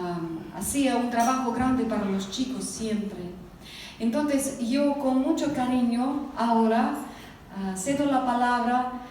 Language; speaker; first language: Spanish; non-native, fluent; Russian